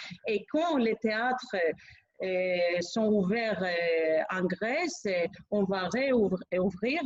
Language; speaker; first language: French; non-native, fluent; Greek